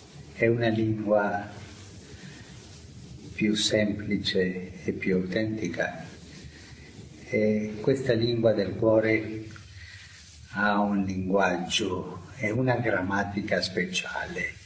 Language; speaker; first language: Italian; non-native, fluent; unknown